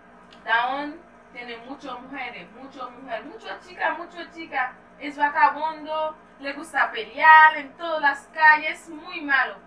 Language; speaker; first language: Spanish; non-native, learner; Haitian Creole